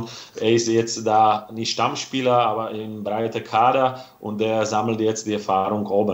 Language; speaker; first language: German; non-native, fluent; Slovak